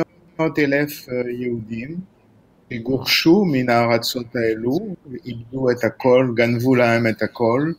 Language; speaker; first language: Hebrew; non-native, fluent; French